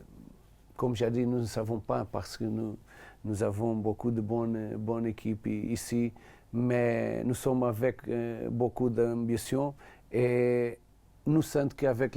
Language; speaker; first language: French; non-native, learner; Portuguese